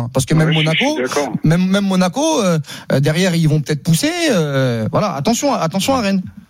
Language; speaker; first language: French; native; French